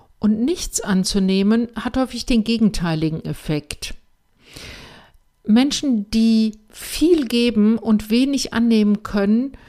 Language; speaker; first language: German; native; German